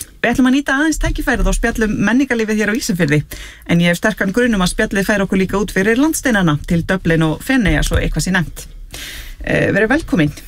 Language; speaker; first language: Icelandic; native; Icelandic